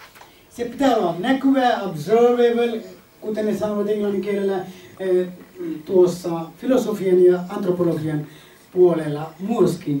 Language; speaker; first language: Finnish; non-native, fluent; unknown